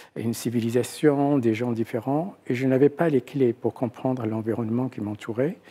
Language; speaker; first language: French; non-native, local second language; Arabic